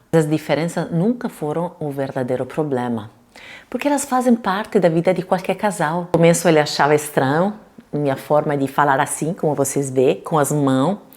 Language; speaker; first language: Portuguese; non-native, fluent; Italian